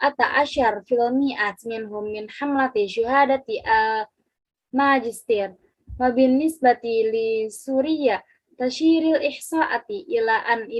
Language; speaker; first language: Arabic; non-native, learner; Indonesian